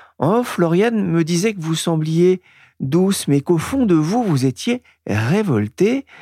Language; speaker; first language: French; native; French